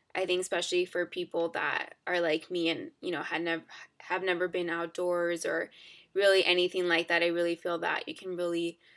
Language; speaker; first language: English; native; English